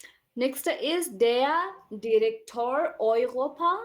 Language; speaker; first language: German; non-native, fluent; Hindi